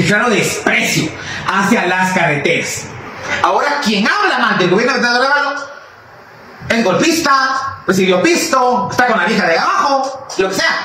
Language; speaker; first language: Spanish; native; Spanish